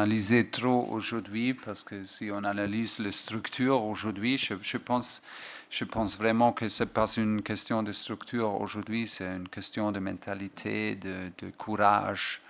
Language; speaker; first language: French; non-native, fluent; German